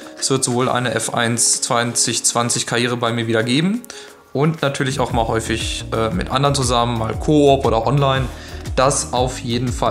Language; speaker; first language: German; native; German